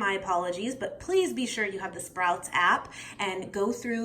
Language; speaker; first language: English; native; English